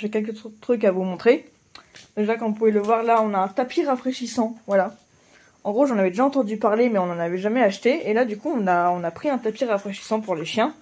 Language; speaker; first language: French; native; French